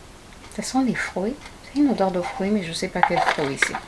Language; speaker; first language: French; native; French